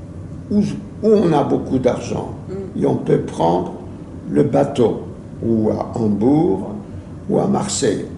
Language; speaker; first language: French; non-native, fluent; Yiddish